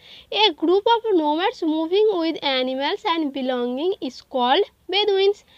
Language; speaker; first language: English; non-native, local second language; Bangla